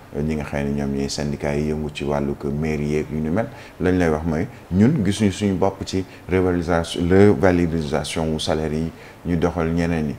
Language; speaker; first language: Wolof; native; Wolof